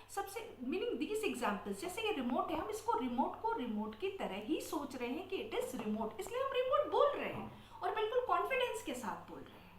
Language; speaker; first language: Hindi; native; Hindi